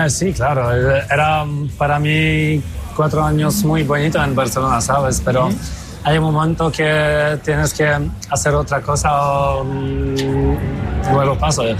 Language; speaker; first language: Spanish; non-native, fluent; Polish